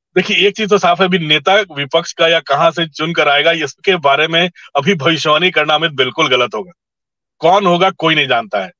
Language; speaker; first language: Hindi; native; Hindi